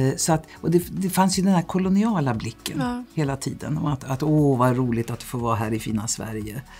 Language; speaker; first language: Swedish; native; Swedish